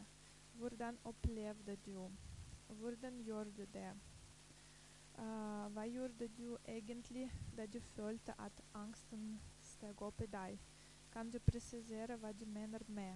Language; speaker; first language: Norwegian; non-native, fluent; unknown